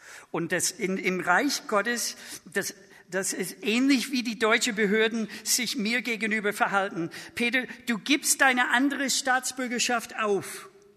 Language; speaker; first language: German; non-native, fluent; English